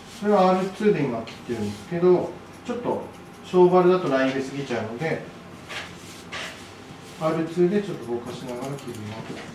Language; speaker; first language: Japanese; native; Japanese